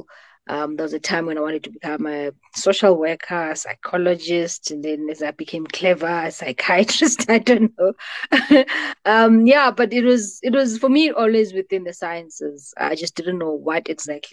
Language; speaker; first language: English; non-native, local second language; Xhosa